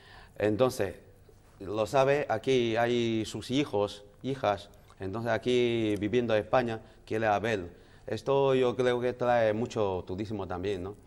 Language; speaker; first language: Spanish; non-native, learner; Chinese